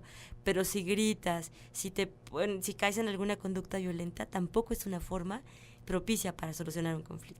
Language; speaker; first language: Spanish; native; Spanish